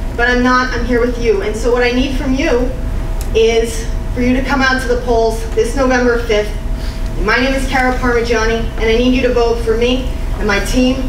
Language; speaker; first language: English; native; English